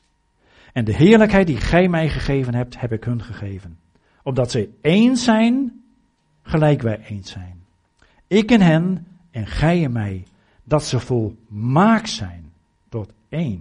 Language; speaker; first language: Dutch; native; Dutch